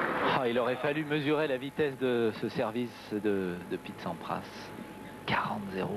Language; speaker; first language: French; native; French